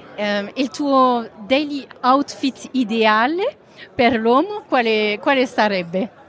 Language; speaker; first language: Italian; non-native, fluent; French